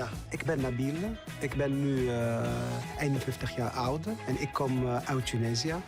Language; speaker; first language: Dutch; non-native, learner; Arabic